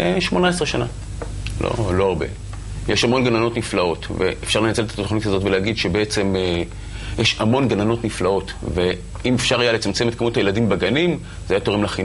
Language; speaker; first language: Hebrew; native; Hebrew